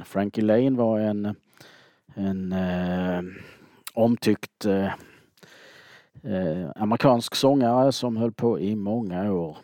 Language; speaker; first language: Swedish; native; Swedish